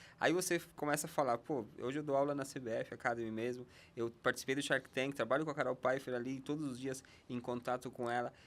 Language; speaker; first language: Portuguese; non-native, fluent; Spanish